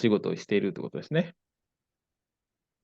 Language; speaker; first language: Japanese; non-native, fluent; Indonesian